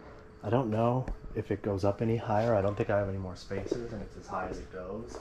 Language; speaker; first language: English; native; English